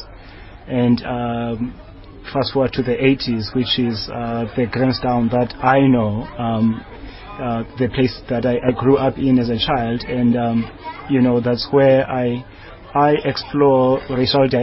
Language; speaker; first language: English; non-native, local second language; Xhosa